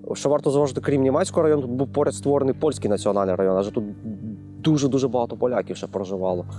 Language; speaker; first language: Ukrainian; native; Ukrainian